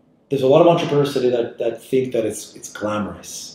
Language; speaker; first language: English; native; English